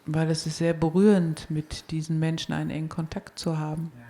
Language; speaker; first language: German; native; German